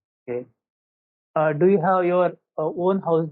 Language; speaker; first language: English; non-native, learner; Marathi